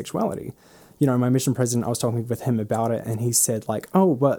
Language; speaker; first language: English; native; English